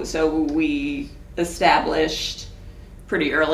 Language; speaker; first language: English; native; English